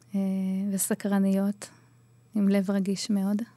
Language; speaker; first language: Hebrew; native; Hebrew